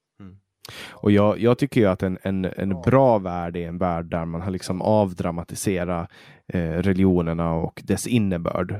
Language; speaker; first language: Swedish; native; Swedish